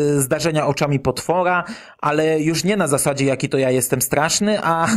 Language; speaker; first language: Polish; native; Polish